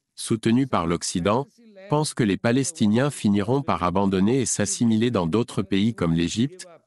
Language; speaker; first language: French; non-native, fluent; Punjabi